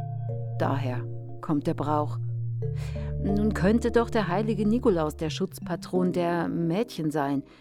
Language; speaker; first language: German; native; German